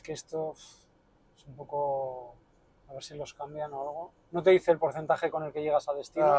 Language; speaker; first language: Spanish; native; Spanish